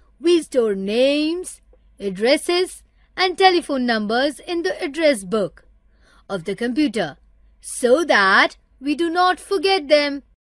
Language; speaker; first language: English; non-native, local second language; Urdu